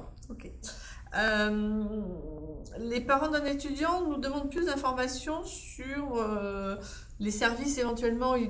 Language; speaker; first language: French; native; French